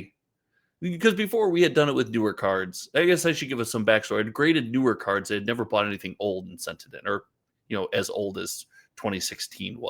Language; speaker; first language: English; native; English